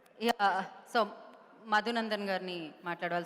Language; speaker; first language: Telugu; native; Telugu